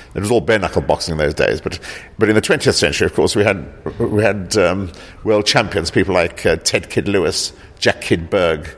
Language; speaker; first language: English; native; English